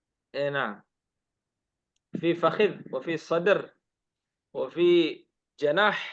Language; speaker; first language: Arabic; non-native, fluent; Indonesian